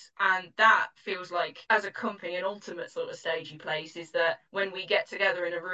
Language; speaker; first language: English; native; English